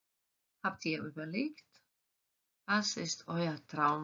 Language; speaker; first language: German; non-native, fluent; Croatian